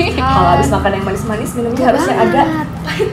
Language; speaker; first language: Indonesian; native; Indonesian